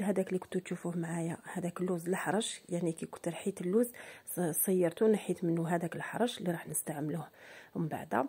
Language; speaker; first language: Arabic; native; Arabic